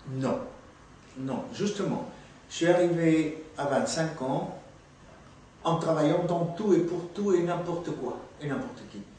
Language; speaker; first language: French; non-native, fluent; Spanish